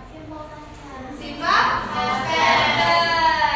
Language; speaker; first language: English; non-native, learner; Indonesian